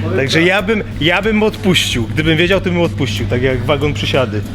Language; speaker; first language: Polish; native; Polish